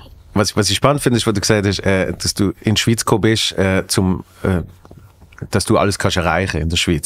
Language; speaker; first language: German; native; German